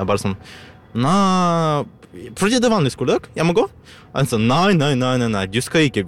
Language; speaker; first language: Norwegian; non-native, learner; Ukrainian